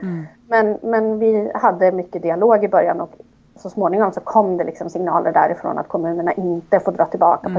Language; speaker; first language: Swedish; native; Swedish